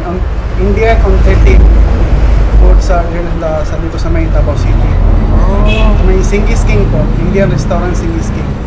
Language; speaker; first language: Filipino; early bilingual, other home language; Hindi